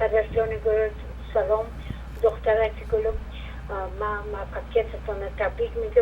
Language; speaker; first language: Persian; native; Persian